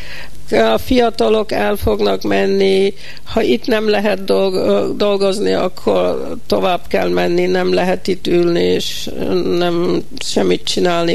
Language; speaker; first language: Hungarian; early bilingual, heritage; Hungarian